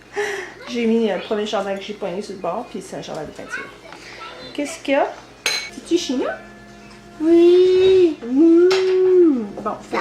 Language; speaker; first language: French; native; French